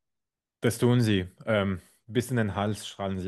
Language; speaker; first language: German; non-native, fluent; Arabic